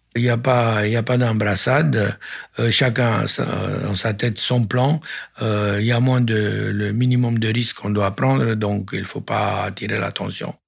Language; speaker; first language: French; non-native, fluent; Romanian